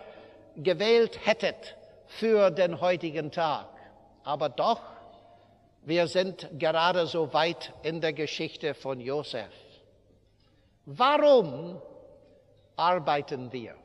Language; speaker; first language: German; non-native, fluent; English